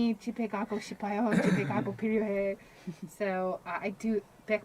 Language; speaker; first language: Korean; non-native, learner; English